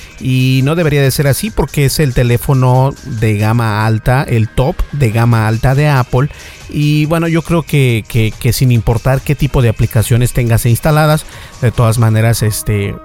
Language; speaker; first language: Spanish; native; Spanish